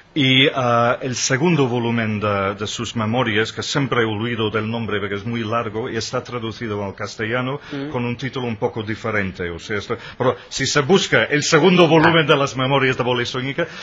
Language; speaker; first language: Spanish; non-native, fluent; English